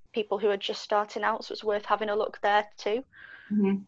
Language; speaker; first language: English; native; English